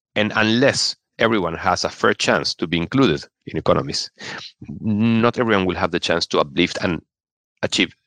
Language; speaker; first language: English; non-native, fluent; Spanish